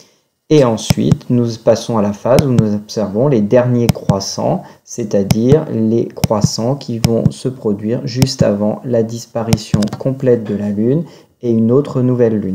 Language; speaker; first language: French; native; French